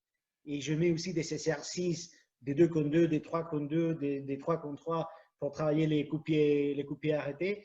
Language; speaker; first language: French; non-native, fluent; Spanish